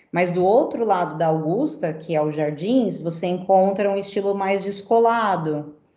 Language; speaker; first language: Portuguese; native; Portuguese